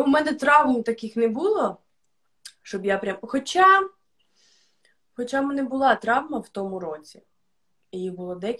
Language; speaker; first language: Ukrainian; non-native, local second language; Russian